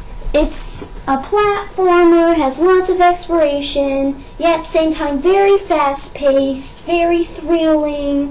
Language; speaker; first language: English; native; English